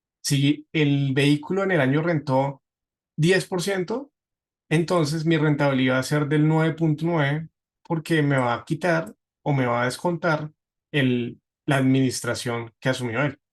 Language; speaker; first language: Spanish; native; Spanish